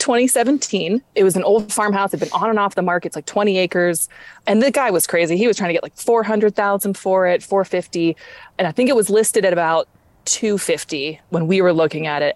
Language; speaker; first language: English; native; English